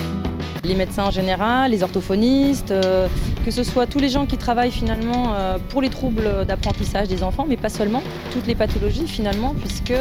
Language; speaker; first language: French; native; French